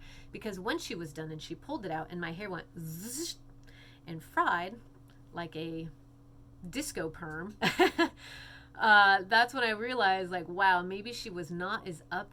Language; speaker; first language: English; native; English